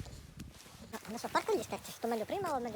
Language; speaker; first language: Italian; native; Italian